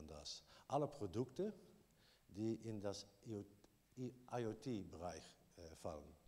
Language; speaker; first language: German; non-native, learner; Dutch